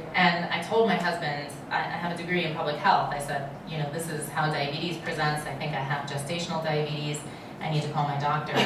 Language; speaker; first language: English; native; English